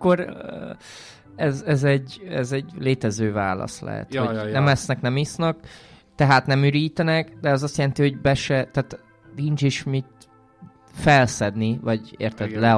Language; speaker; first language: Hungarian; native; Hungarian